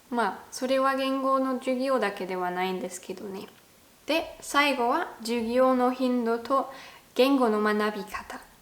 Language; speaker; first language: Japanese; non-native, fluent; German